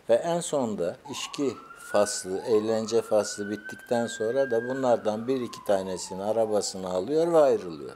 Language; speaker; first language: Turkish; native; Turkish